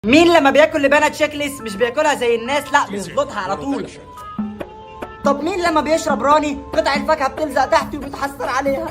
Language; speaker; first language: Arabic; native; Arabic